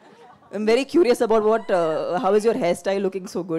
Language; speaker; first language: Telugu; non-native, fluent; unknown